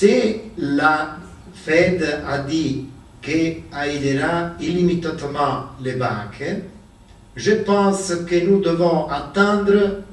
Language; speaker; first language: French; non-native, learner; Italian